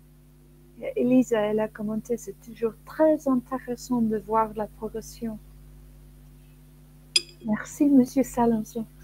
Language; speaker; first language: French; non-native, learner; English